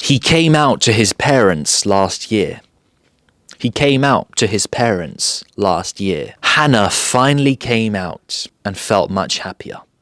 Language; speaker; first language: English; early bilingual, other home language; Polish